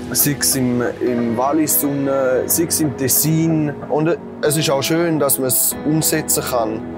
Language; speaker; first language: German; native; German